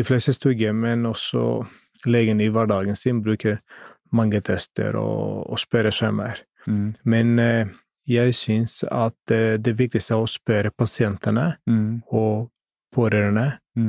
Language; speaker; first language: Norwegian; non-native, fluent; Greek